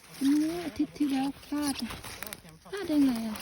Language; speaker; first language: Swedish; non-native, learner; Thai